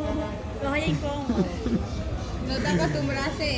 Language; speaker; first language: Spanish; native; Spanish